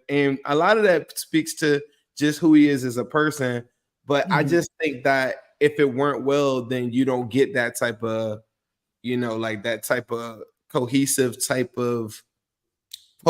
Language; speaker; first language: English; native; English